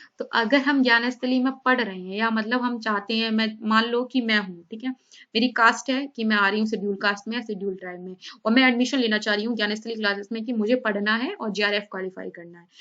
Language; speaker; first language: Hindi; native; Hindi